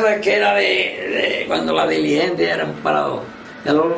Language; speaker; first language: Spanish; native; Spanish